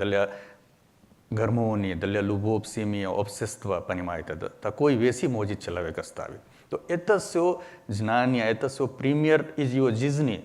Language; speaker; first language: Russian; non-native, learner; Hindi